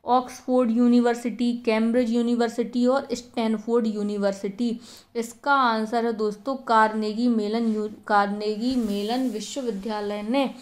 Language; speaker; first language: Hindi; native; Hindi